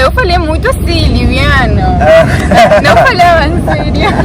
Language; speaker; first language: Portuguese; non-native, learner; Spanish